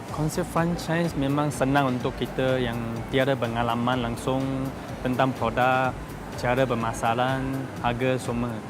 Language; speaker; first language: Malay; non-native, local second language; Chinese